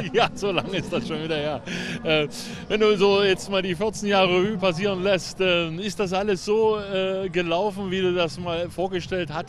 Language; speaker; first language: German; native; German